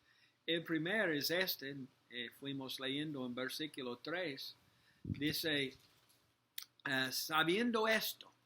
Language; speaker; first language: Spanish; non-native, learner; English